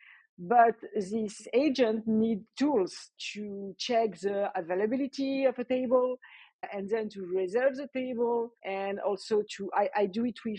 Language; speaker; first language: English; non-native, fluent; French